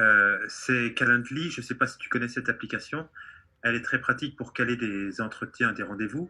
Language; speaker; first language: French; native; French